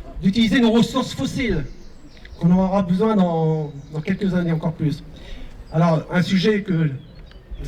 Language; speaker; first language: French; native; French